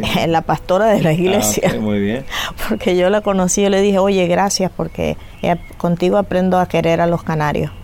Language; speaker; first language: Spanish; native; Spanish